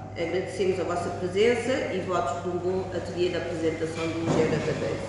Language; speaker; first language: Portuguese; non-native, local second language; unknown